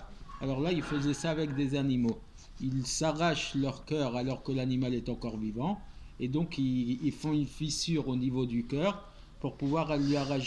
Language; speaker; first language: French; native; French